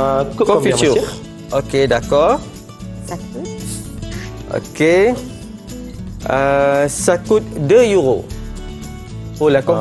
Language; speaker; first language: French; non-native, fluent; Malay